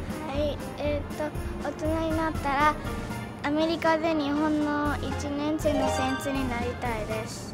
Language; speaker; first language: Japanese; early bilingual, heritage; Japanese